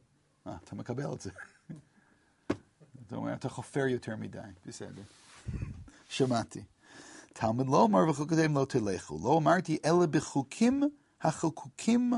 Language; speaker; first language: Hebrew; non-native, fluent; English